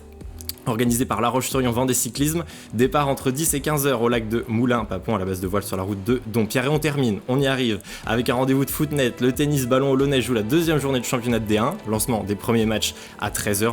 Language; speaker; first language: French; native; French